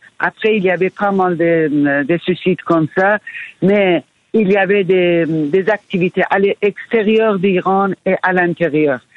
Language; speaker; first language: French; non-native, fluent; Persian